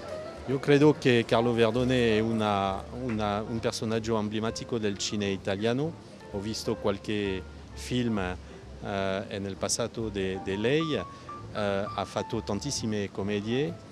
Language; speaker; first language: Italian; non-native, fluent; French